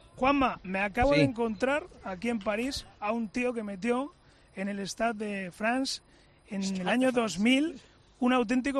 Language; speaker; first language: Spanish; native; Spanish